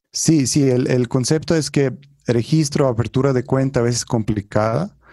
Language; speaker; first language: Spanish; non-native, fluent; Croatian